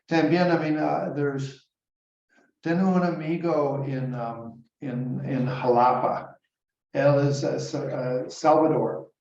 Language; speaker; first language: Spanish; non-native, learner; English